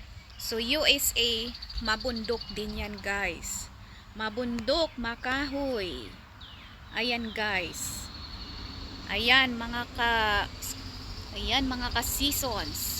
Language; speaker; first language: Filipino; native; Filipino